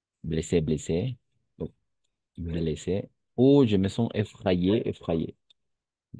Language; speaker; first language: French; non-native, fluent; Spanish